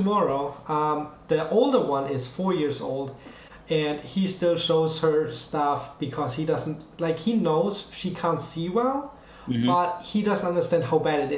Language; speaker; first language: English; non-native, fluent; German